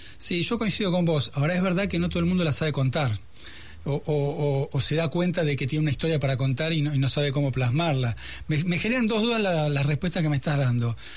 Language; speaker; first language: Spanish; native; Spanish